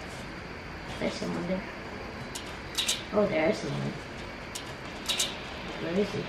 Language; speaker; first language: English; non-native, fluent; Indonesian